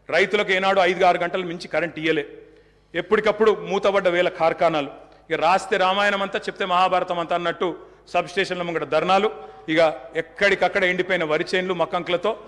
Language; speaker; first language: Telugu; native; Telugu